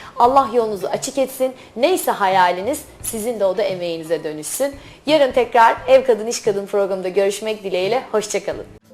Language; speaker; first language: Turkish; native; Turkish